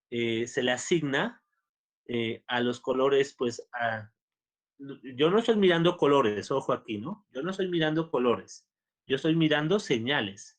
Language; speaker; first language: Spanish; native; Spanish